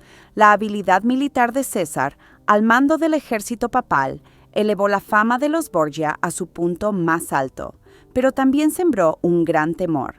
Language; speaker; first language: Spanish; native; Spanish